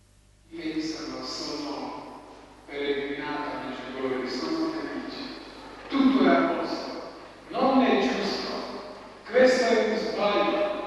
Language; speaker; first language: Italian; non-native, fluent; Croatian